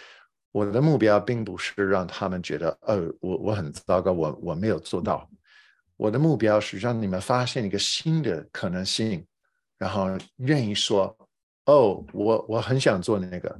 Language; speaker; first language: Chinese; non-native, fluent; English